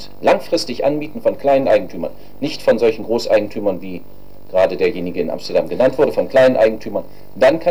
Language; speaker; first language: German; native; German